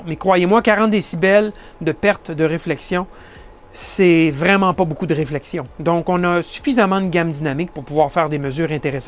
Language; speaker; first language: French; native; French